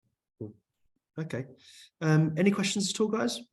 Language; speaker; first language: English; native; English